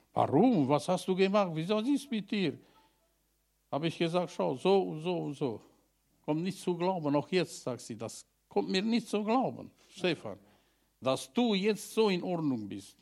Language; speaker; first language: German; non-native, learner; Romanian